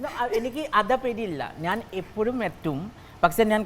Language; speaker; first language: Malayalam; non-native, learner; Assamese